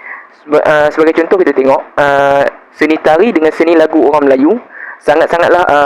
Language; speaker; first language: Malay; native; Malay